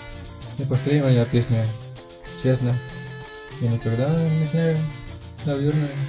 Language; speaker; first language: Russian; non-native, learner; Spanish